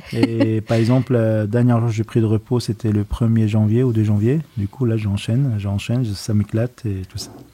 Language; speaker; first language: French; non-native, fluent; Arabic